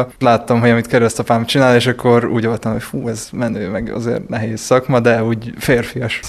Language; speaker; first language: Hungarian; native; Hungarian